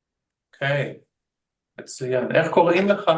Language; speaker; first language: Hebrew; non-native, fluent; English